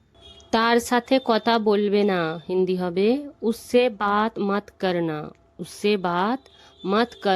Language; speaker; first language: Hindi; non-native, fluent; Bangla